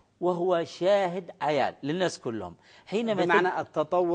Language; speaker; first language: Arabic; native; Arabic